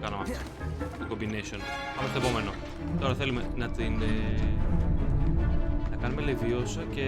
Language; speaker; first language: Greek; native; Greek